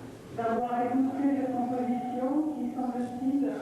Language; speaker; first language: French; non-native, fluent; Russian